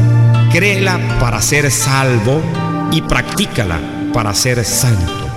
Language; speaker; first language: Spanish; native; Spanish